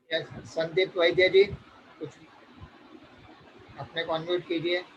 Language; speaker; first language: Hindi; native; Hindi